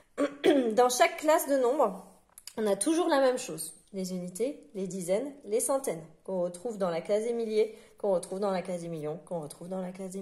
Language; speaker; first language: French; native; French